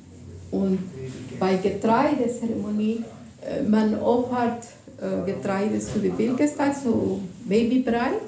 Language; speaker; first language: German; non-native, fluent; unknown